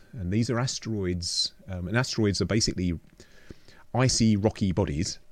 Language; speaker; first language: English; native; English